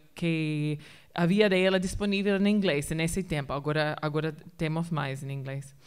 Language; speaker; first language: Portuguese; non-native, fluent; English